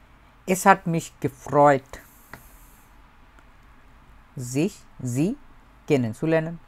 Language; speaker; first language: German; non-native, fluent; Bangla